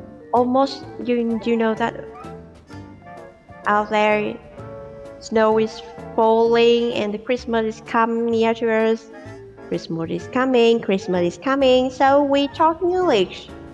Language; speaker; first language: English; non-native, learner; Vietnamese